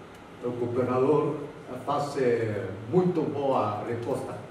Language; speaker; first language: Portuguese; non-native, fluent; Chinese